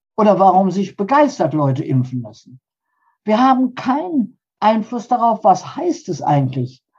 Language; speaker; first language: German; early bilingual, other home language; Polish